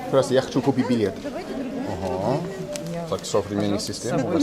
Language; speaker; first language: Russian; non-native, learner; English